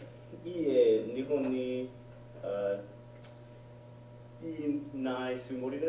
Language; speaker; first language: Japanese; non-native, learner; English